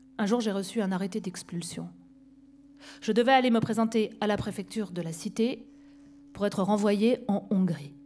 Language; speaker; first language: French; native; French